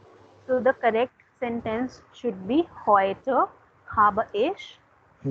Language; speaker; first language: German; non-native, fluent; Hindi